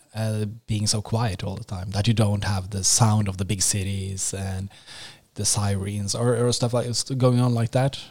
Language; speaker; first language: English; non-native, fluent; Norwegian